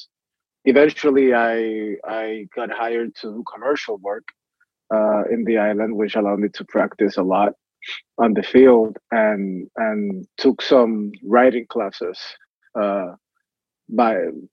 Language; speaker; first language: English; non-native, fluent; Spanish